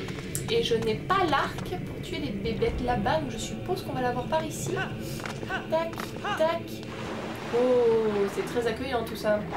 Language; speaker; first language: French; native; French